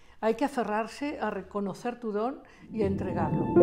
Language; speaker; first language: Spanish; native; Spanish